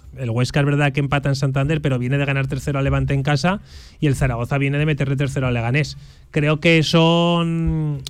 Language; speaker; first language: Spanish; native; Spanish